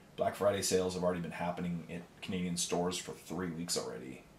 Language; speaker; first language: English; native; English